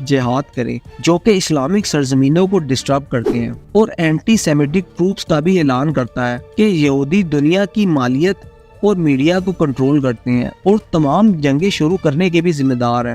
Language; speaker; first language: Urdu; native; Urdu